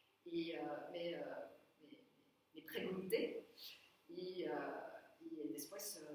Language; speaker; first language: Spanish; non-native, learner; French